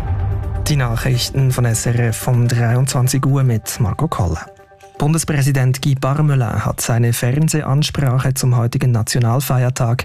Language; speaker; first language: German; native; German